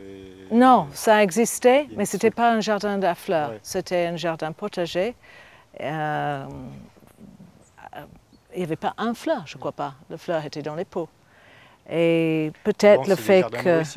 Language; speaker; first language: French; non-native, fluent; English